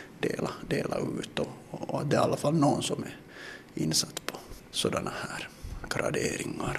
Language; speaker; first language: Swedish; non-native, local second language; Finnish